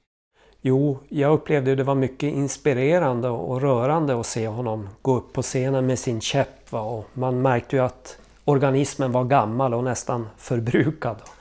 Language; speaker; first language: Swedish; native; Swedish